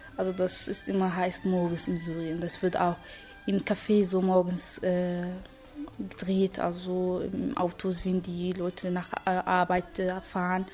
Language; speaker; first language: German; non-native, learner; Arabic